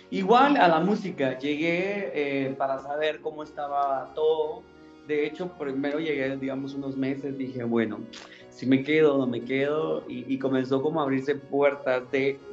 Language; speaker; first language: Spanish; native; Spanish